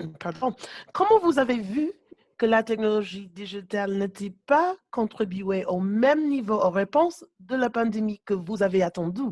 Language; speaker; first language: French; non-native, learner; English